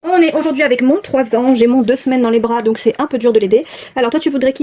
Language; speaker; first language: French; native; French